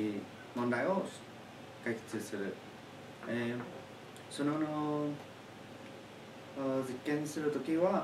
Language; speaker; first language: Japanese; non-native, learner; Chinese